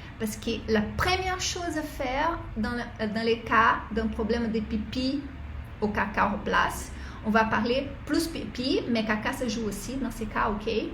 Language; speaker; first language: French; non-native, fluent; Portuguese